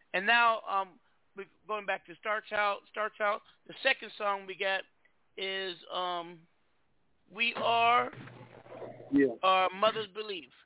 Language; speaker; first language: English; native; English